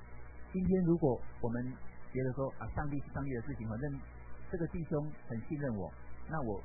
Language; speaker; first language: Chinese; native; Chinese